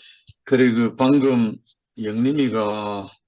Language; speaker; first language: Korean; native; Korean